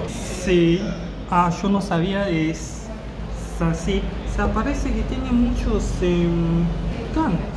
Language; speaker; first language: Spanish; non-native, learner; Chinese